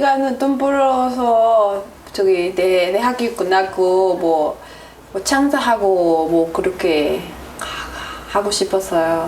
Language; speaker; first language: Korean; non-native, learner; Spanish